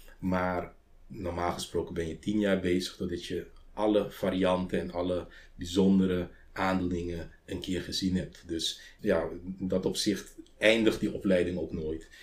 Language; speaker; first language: Dutch; non-native, local second language; Papiamento